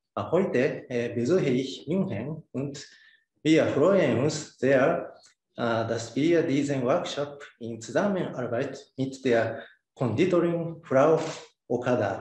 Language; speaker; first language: German; non-native, learner; Japanese